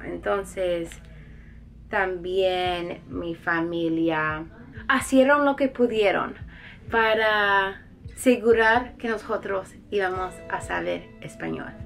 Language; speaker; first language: Spanish; early bilingual, heritage; Spanish